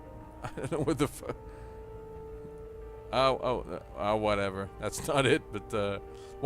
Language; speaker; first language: English; native; English